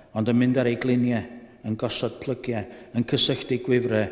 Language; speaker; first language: Welsh; native; Welsh